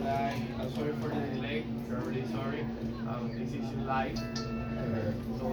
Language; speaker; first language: English; non-native, learner; Spanish